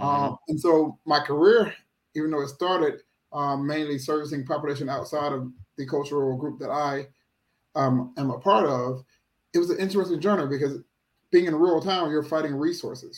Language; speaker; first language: English; native; English